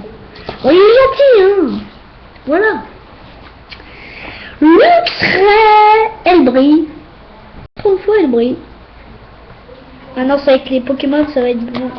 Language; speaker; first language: French; native; French